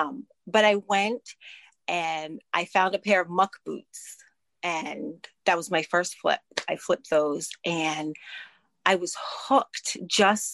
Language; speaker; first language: English; native; English